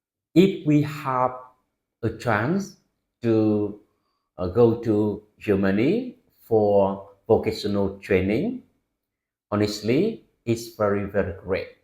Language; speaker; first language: English; non-native, fluent; Vietnamese